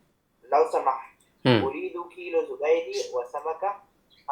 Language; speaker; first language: Arabic; non-native, learner; Urdu